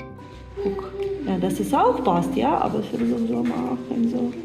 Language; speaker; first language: German; non-native, learner; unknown